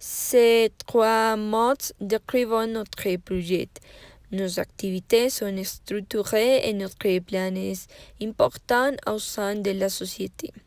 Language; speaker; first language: French; non-native, learner; Spanish